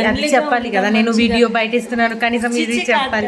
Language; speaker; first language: Telugu; non-native, fluent; Bangla